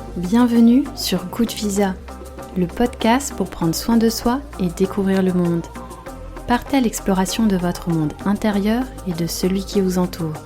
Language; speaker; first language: French; native; French